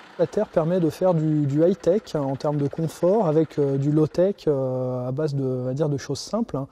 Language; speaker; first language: French; native; French